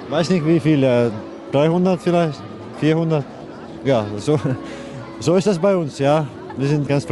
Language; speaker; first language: German; non-native, fluent; Icelandic